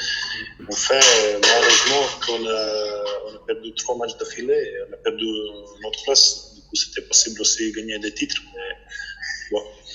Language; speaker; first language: French; non-native, fluent; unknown